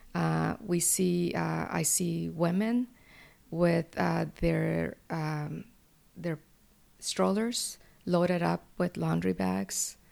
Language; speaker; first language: English; early bilingual, other home language; Spanish